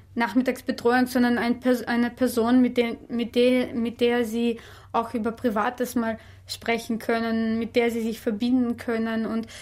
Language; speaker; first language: German; non-native, fluent; Armenian